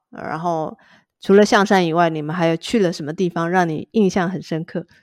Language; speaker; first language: Chinese; native; Chinese